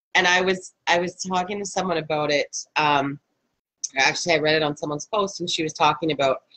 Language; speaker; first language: English; native; English